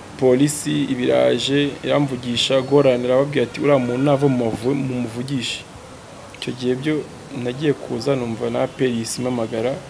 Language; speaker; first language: Kinyarwanda; native; Kinyarwanda